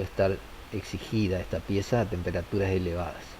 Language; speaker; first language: Spanish; native; Spanish